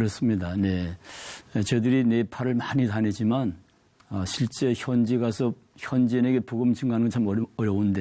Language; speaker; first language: Korean; native; Korean